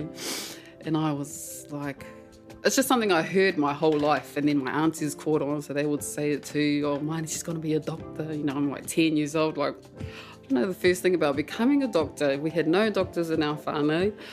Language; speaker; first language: English; non-native, local second language; Māori